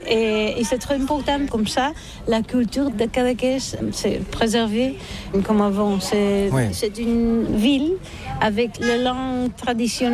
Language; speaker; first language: French; non-native, learner; Catalan